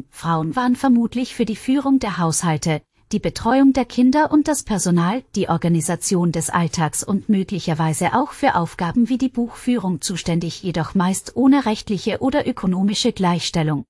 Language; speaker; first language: German; native; German